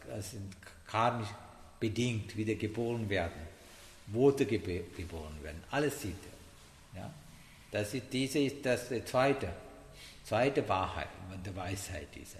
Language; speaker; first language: German; non-native, learner; Sinhala